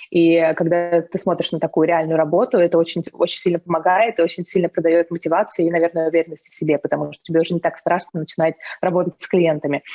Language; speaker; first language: Russian; native; Russian